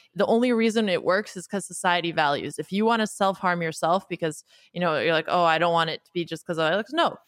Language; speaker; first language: English; native; English